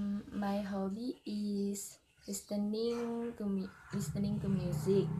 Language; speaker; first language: English; non-native, learner; Indonesian